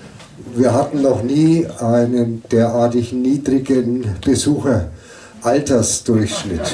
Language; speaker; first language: German; native; German